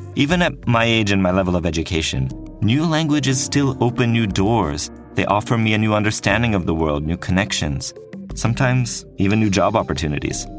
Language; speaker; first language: English; non-native, fluent; French